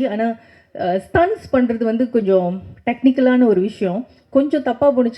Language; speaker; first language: Tamil; native; Tamil